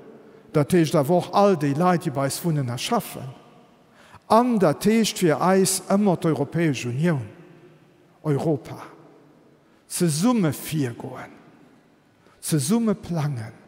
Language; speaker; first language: German; non-native, local second language; Luxembourgish